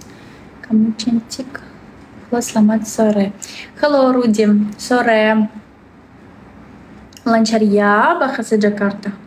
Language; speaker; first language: Indonesian; non-native, learner; Russian